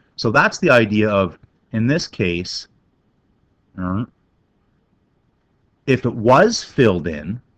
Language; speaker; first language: English; native; English